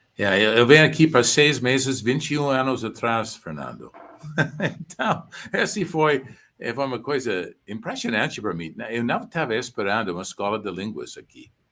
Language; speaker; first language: Portuguese; non-native, fluent; English